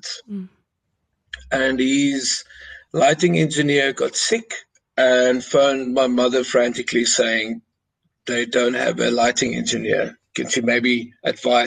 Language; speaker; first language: English; non-native, local second language; Afrikaans